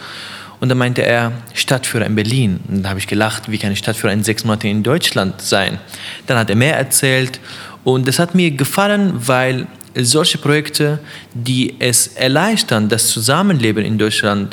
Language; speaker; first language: German; non-native, fluent; Arabic